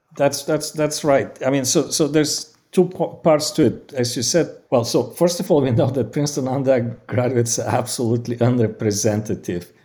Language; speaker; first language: English; non-native, fluent; Bulgarian